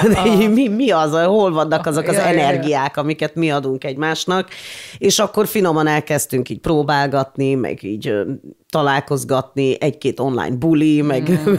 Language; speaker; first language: Hungarian; non-native, fluent; English